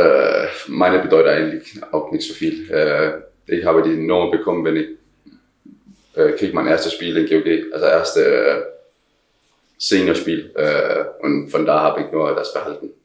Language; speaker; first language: German; non-native, learner; Danish